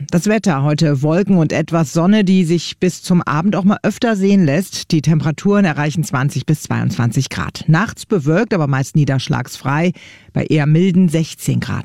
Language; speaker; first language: German; native; German